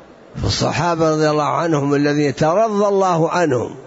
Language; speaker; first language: Arabic; native; Arabic